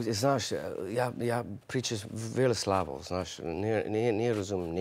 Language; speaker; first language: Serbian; non-native, learner; English